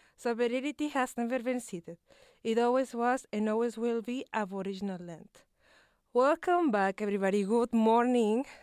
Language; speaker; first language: English; non-native, fluent; Spanish